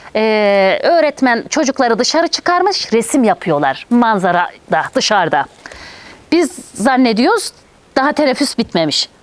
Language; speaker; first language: Turkish; native; Turkish